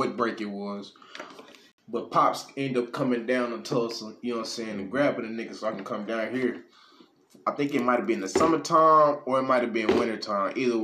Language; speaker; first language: English; native; English